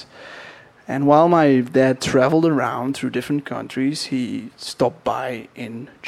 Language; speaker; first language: English; non-native, fluent; Dutch